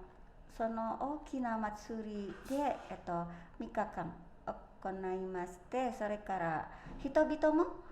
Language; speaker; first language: Japanese; non-native, fluent; Indonesian